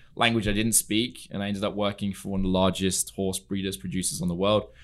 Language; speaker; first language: English; native; English